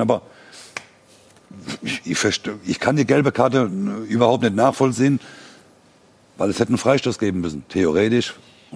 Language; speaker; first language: German; native; German